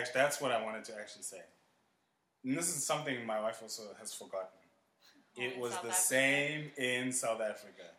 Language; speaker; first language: English; non-native, local second language; Xhosa